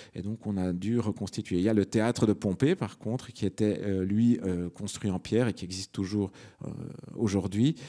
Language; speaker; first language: French; native; French